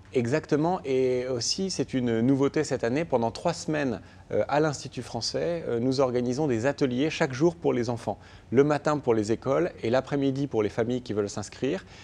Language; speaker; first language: French; native; French